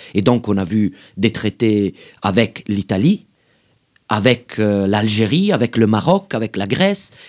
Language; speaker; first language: French; native; French